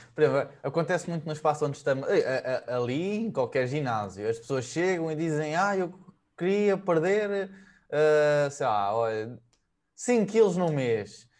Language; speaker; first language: Portuguese; native; Portuguese